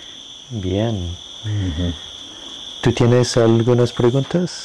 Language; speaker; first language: Spanish; non-native, fluent; English